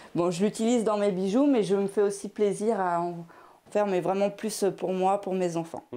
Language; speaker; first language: French; native; French